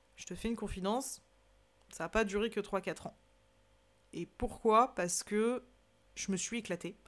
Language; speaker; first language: French; native; French